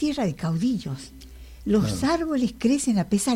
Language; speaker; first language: Spanish; native; Spanish